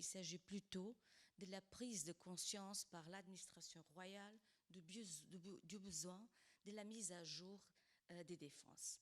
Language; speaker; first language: French; non-native, fluent; Portuguese